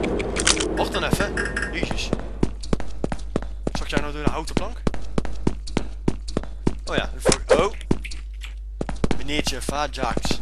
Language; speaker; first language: Dutch; native; Dutch